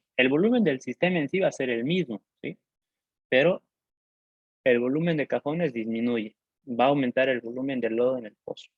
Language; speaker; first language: Spanish; native; Spanish